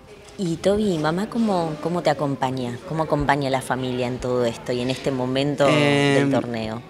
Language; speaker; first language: Spanish; native; Spanish